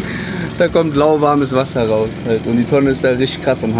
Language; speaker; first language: German; native; German